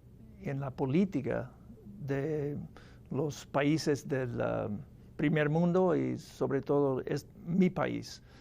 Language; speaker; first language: Spanish; non-native, fluent; English